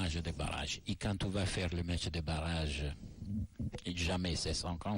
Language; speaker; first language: French; non-native, learner; Italian